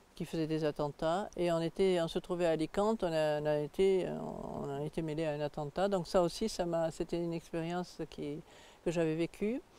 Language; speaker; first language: French; native; French